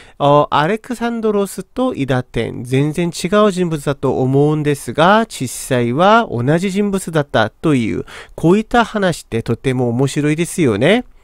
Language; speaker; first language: Japanese; non-native, fluent; Korean